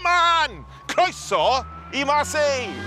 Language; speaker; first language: Welsh; non-native, learner; English